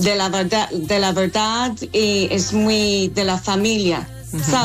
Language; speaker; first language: Spanish; non-native, fluent; English